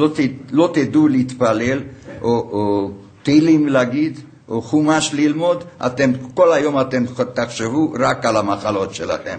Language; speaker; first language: Hebrew; non-native, fluent; Hungarian